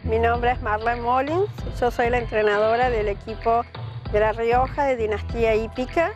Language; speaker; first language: Spanish; native; Spanish